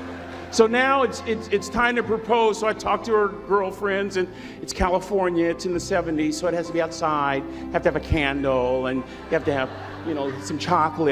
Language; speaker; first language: English; native; English